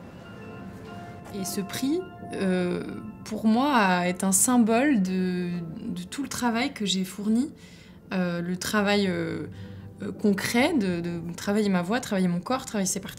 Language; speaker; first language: French; native; French